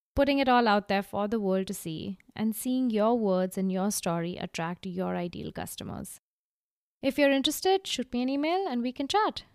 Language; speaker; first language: English; non-native, local second language; Gujarati